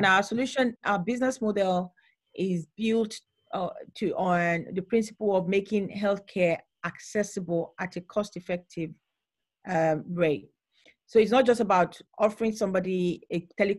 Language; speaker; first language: English; non-native, local second language; Yoruba